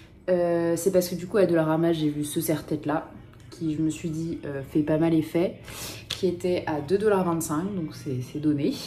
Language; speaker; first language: French; native; French